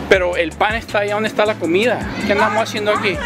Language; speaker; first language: Spanish; early bilingual, heritage; Spanish